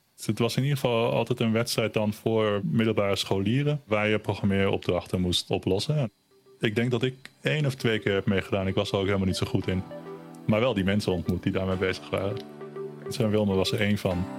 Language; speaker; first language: Dutch; early bilingual, other home language; German